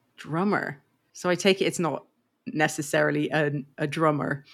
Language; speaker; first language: English; native; English